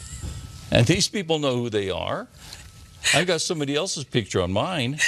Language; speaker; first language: English; native; English